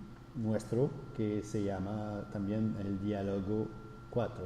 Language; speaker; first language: Spanish; non-native, fluent; French